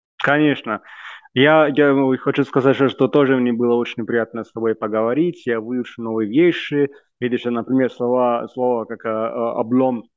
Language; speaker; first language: Russian; non-native, fluent; Italian